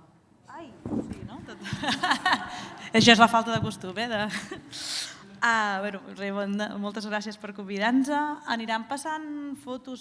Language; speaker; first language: Catalan; native; Catalan